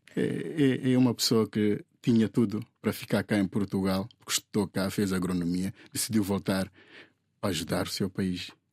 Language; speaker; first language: Portuguese; non-native, local second language; Upper Guinea Crioulo